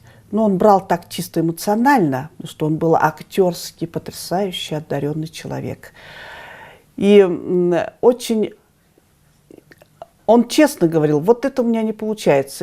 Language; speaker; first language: Russian; native; Russian